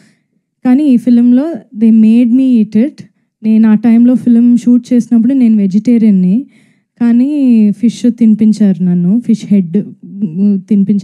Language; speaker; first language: Telugu; non-native, fluent; Tamil